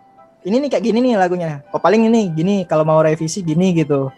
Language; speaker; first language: Indonesian; native; Indonesian